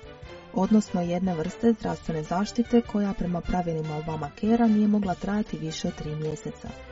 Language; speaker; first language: Croatian; native; Croatian